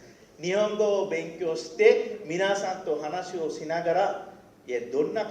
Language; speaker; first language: Japanese; non-native, fluent; Sinhala